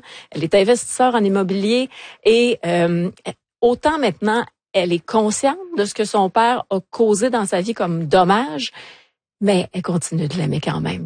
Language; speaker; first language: French; native; French